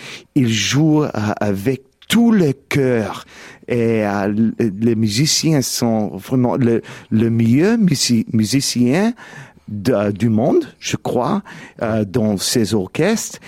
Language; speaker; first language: French; non-native, learner; English